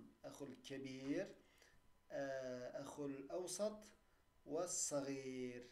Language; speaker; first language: Arabic; non-native, fluent; Turkish